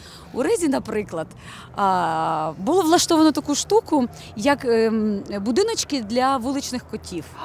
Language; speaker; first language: Ukrainian; native; Ukrainian